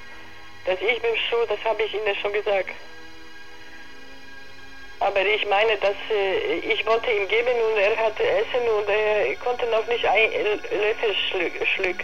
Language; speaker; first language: German; non-native, learner; Polish